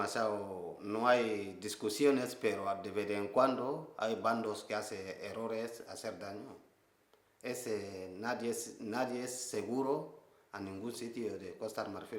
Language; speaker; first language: Spanish; non-native, learner; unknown